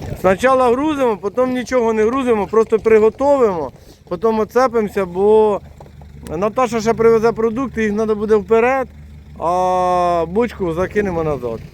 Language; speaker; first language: Ukrainian; native; Ukrainian